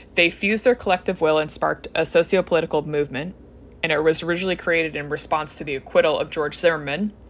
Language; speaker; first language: English; native; English